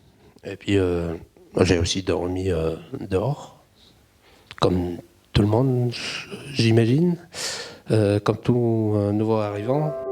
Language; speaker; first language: French; non-native, fluent; Albanian